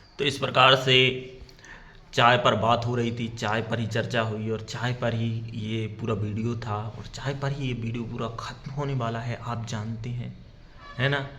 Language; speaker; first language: Hindi; native; Hindi